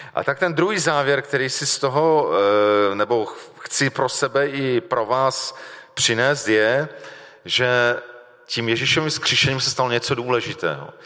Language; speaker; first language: Czech; native; Czech